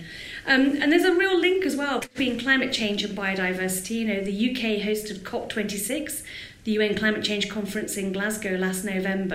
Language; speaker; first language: English; native; English